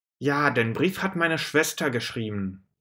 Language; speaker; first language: German; non-native, fluent; Russian